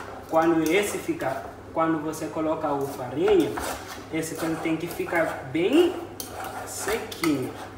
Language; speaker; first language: Portuguese; non-native, learner; Xhosa